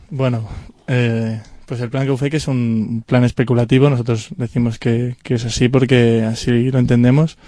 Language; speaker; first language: Spanish; native; Spanish